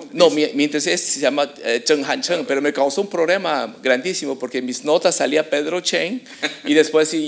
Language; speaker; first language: Spanish; early bilingual, other home language; Chinese